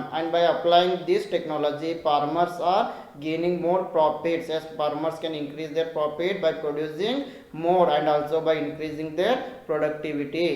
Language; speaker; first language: English; non-native, local second language; Kannada